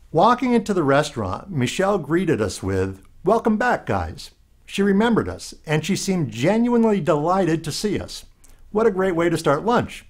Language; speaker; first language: English; native; English